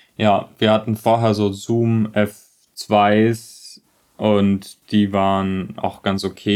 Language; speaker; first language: German; native; German